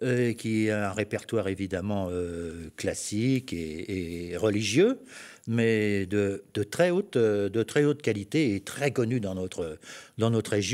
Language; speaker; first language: French; native; French